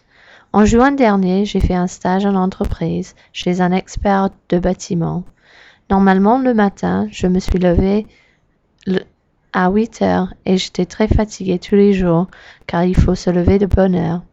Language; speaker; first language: French; non-native, learner; English